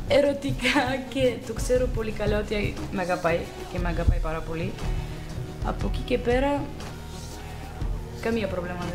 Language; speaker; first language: Greek; non-native, fluent; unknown